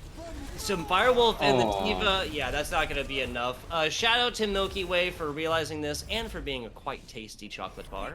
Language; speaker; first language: English; native; English